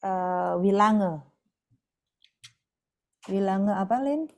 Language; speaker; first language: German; non-native, fluent; Indonesian